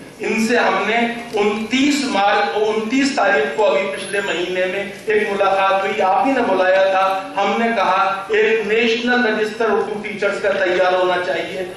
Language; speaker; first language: Urdu; native; Urdu